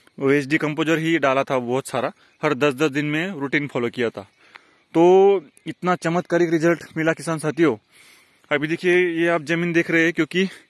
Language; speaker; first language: Hindi; non-native, local second language; Marathi